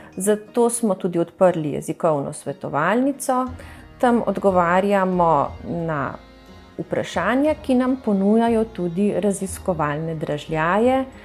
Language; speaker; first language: Slovenian; native; Slovenian